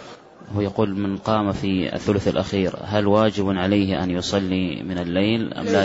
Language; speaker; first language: Arabic; native; Arabic